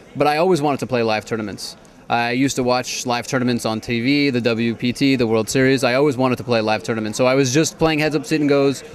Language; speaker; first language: English; native; English